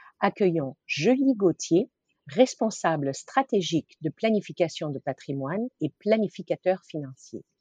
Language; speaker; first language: French; native; French